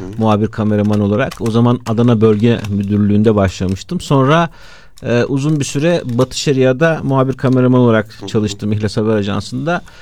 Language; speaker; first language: Turkish; native; Turkish